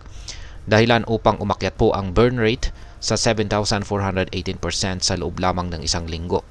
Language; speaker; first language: Filipino; native; Filipino